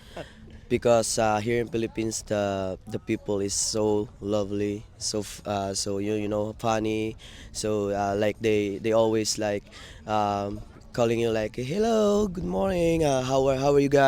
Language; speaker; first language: English; non-native, local second language; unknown